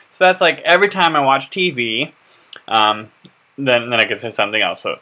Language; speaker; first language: English; native; English